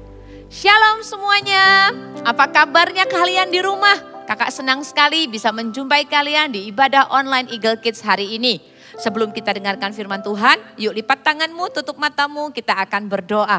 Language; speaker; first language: Indonesian; native; Indonesian